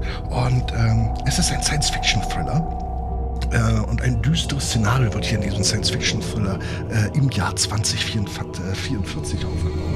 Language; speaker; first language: German; native; German